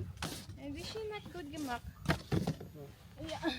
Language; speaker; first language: German; non-native, learner; Filipino